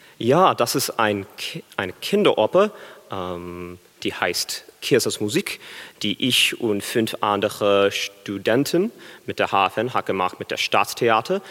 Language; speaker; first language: German; non-native, learner; English